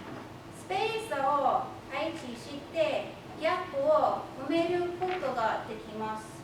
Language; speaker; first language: Japanese; non-native, fluent; English